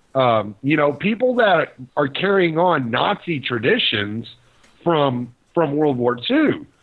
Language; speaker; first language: English; native; English